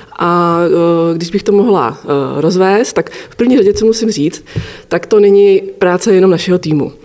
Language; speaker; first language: Czech; native; Czech